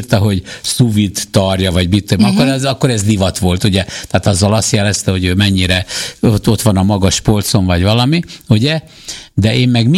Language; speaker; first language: Hungarian; native; Hungarian